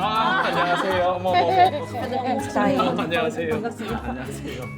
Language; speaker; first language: Korean; native; Korean